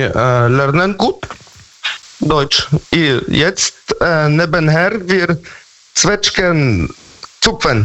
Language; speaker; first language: German; non-native, learner; Polish